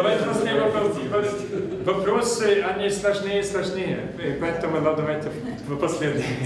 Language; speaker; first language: Russian; non-native, fluent; Swedish